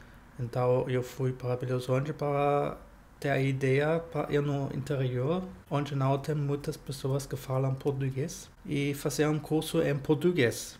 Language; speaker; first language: Portuguese; non-native, fluent; German